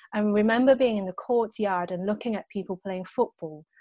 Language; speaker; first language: English; non-native, local second language; Cantonese